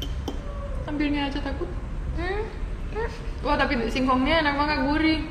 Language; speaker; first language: Indonesian; non-native, fluent; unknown